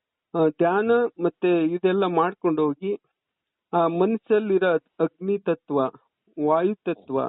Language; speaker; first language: Kannada; native; Kannada